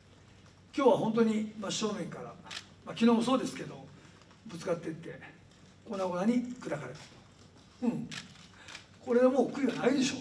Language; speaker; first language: Japanese; native; Japanese